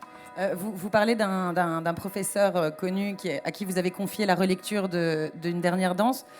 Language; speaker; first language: French; native; French